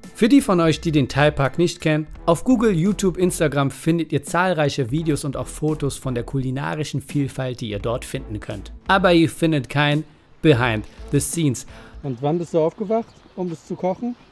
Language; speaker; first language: German; native; German